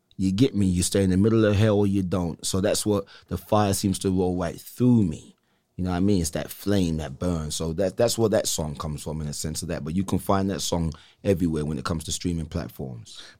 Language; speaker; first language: English; native; English